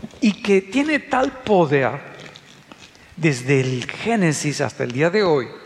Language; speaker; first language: Spanish; native; Spanish